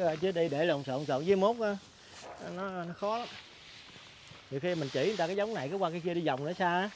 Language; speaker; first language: Vietnamese; native; Vietnamese